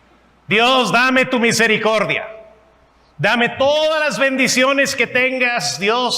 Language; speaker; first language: Spanish; non-native, fluent; English